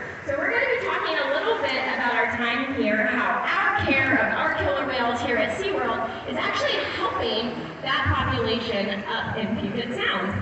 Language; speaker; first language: English; native; English